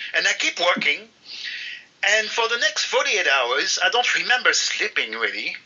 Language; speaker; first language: English; non-native, fluent; French